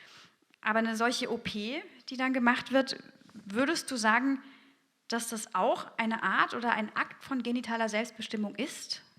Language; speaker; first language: German; native; German